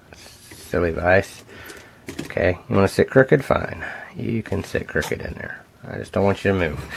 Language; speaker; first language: English; native; English